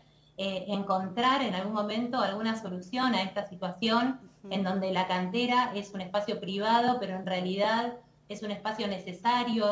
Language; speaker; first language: Spanish; native; Spanish